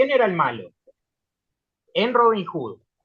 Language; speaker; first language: Spanish; native; Spanish